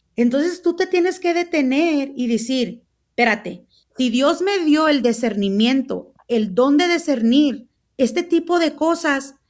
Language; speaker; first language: Spanish; early bilingual, heritage; Spanish